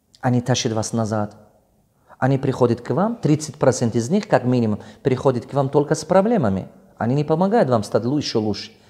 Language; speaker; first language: Russian; non-native, local second language; Tajik